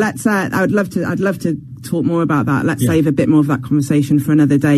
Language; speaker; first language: English; native; English